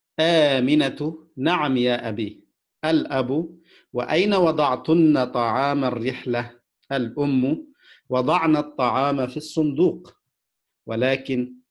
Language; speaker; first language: Arabic; non-native, fluent; Indonesian